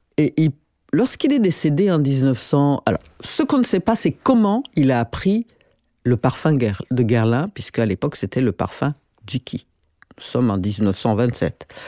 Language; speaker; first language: French; non-native, local second language; Rundi